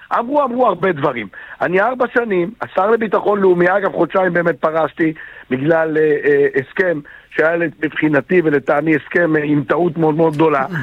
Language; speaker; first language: Hebrew; native; Hebrew